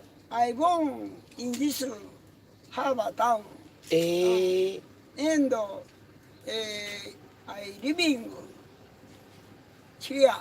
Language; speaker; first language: English; non-native, learner; Japanese